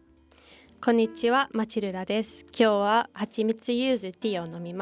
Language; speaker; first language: Japanese; non-native, fluent; English